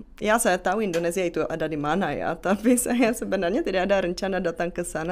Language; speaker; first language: Indonesian; non-native, fluent; Czech